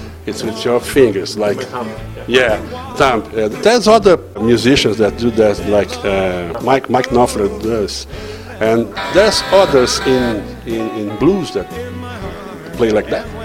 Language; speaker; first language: English; non-native, learner; Portuguese